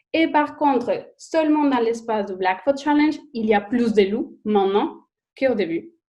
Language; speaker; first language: French; non-native, fluent; Spanish